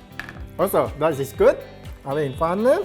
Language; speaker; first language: German; non-native, learner; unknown